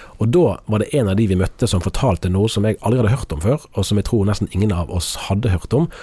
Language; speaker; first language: Norwegian; native; Norwegian